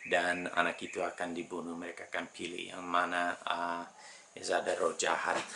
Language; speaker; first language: Indonesian; non-native, fluent; English